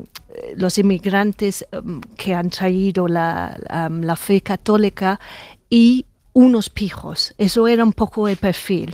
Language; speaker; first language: Spanish; non-native, fluent; English